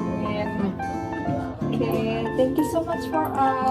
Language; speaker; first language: English; non-native, learner; Indonesian